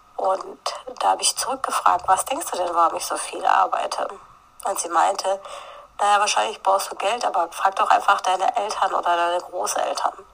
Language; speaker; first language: German; early bilingual, other home language; Turkish